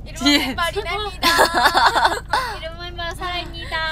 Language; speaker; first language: Korean; non-native, fluent; Vietnamese